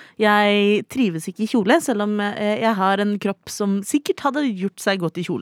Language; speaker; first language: Norwegian; native; Norwegian